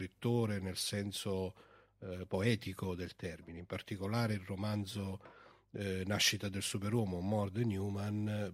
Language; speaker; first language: Italian; native; Italian